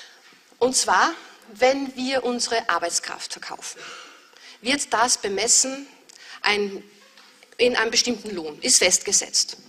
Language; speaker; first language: German; native; German